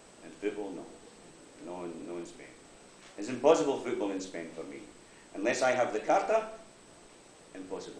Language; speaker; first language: English; non-native, learner; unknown